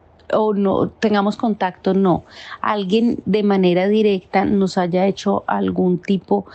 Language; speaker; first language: Spanish; native; Spanish